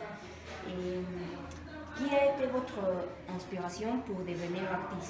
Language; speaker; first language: French; non-native, learner; Spanish